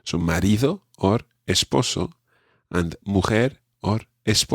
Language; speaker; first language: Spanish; non-native, fluent; English